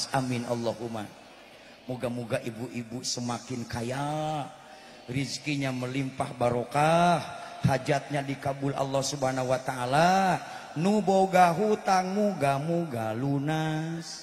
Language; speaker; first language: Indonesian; non-native, local second language; Sundanese